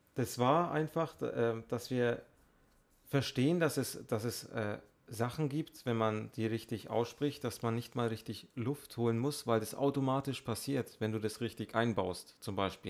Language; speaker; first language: German; native; German